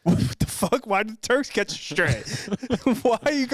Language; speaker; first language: English; native; English